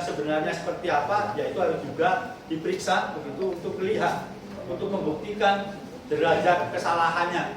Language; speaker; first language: Indonesian; native; Indonesian